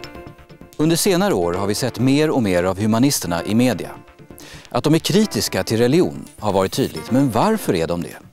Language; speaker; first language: Swedish; native; Swedish